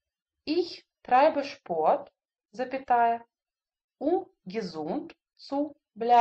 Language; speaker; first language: German; non-native, fluent; Russian